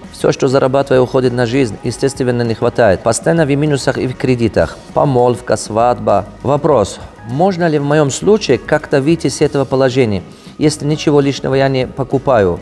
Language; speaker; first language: Russian; non-native, local second language; Tajik